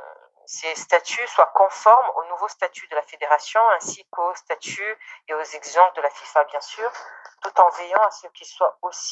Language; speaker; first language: French; non-native, local second language; Comorian